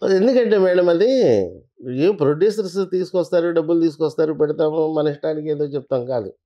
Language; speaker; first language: Telugu; native; Telugu